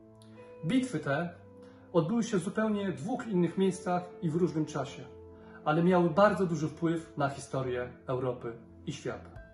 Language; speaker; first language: Polish; native; Polish